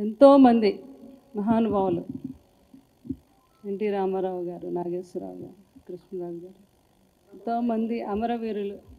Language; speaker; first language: Telugu; native; Telugu